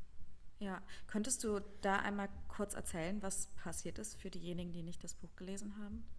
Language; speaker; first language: German; native; German